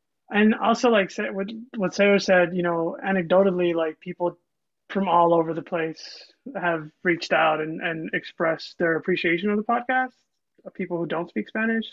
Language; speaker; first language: English; early bilingual, other home language; Spanish